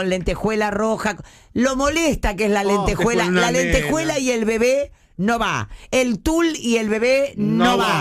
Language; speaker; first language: Spanish; native; Spanish